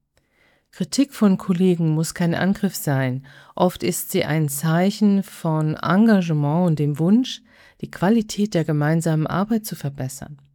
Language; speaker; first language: German; native; German